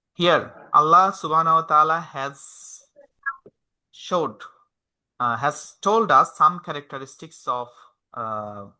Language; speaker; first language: English; non-native, local second language; Bangla